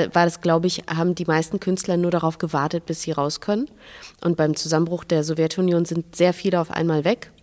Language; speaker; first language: German; non-native, fluent; Belarusian